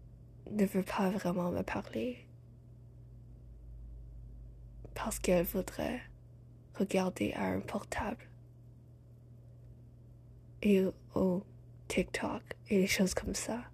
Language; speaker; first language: French; non-native, learner; English